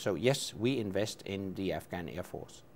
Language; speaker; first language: English; non-native, fluent; Danish